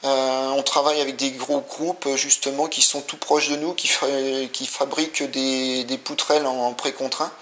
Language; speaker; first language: French; native; French